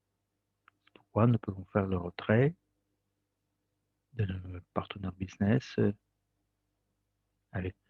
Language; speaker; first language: French; non-native, fluent; Russian